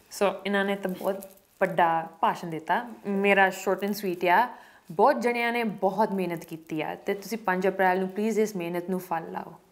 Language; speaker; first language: Punjabi; early bilingual, heritage; Punjabi